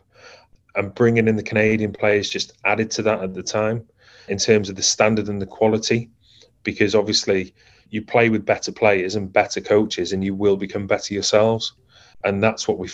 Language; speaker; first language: English; native; English